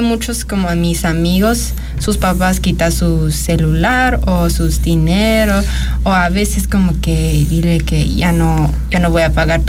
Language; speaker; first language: Spanish; non-native, learner; Chinese